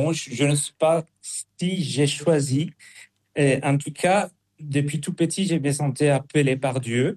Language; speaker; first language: French; non-native, fluent; Spanish